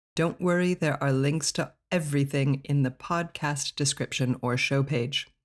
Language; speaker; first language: English; native; English